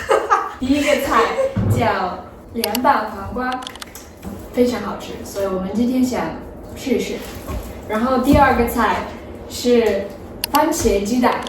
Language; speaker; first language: Chinese; early bilingual, heritage; English